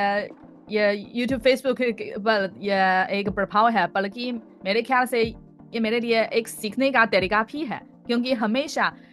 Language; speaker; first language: Hindi; non-native, fluent; Chinese